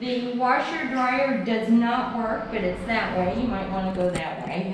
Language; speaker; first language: English; native; English